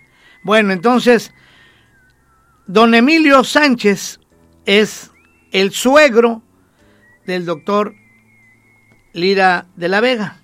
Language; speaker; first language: Spanish; native; Spanish